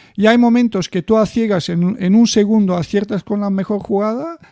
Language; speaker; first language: Spanish; non-native, fluent; Bulgarian